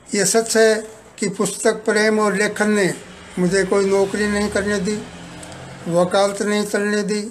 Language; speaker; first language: Hindi; native; Hindi